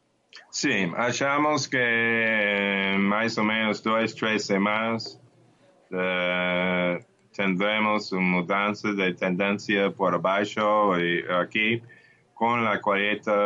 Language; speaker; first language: Portuguese; non-native, learner; Spanish